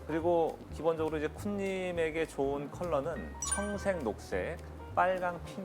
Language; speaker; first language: Korean; native; Korean